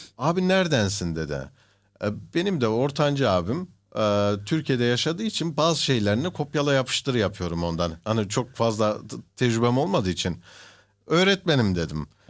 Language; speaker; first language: Turkish; early bilingual, heritage; Turkish